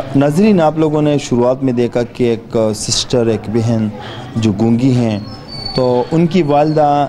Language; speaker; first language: Urdu; non-native, local second language; Punjabi